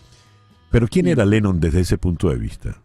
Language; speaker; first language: Spanish; native; Spanish